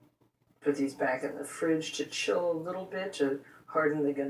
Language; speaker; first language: English; native; English